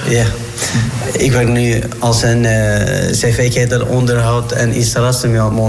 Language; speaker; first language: Dutch; non-native, learner; Turkish